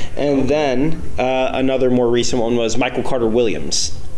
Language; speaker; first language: English; native; English